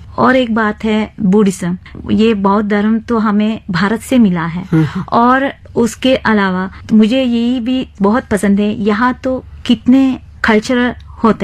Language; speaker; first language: Hindi; non-native, fluent; Sinhala